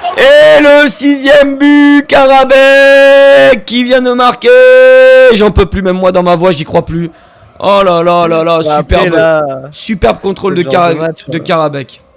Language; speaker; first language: French; native; French